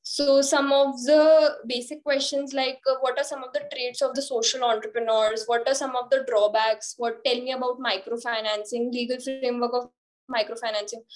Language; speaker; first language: English; non-native, local second language; Hindi